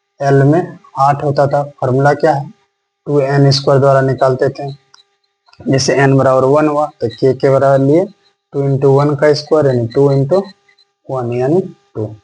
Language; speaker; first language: Hindi; native; Hindi